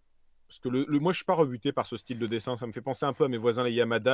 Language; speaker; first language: French; native; French